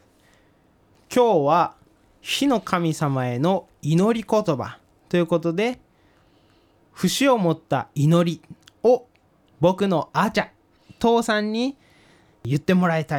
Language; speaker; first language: Japanese; native; Japanese